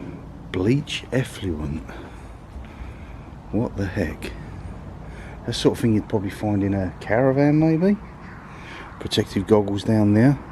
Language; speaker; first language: English; native; English